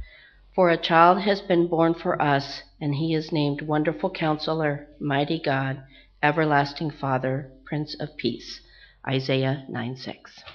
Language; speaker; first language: English; native; English